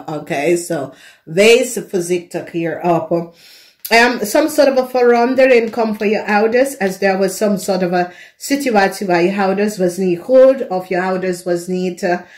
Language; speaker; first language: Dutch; non-native, learner; English